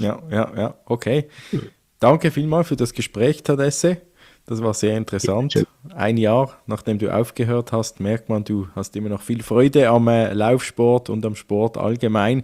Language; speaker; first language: German; native; German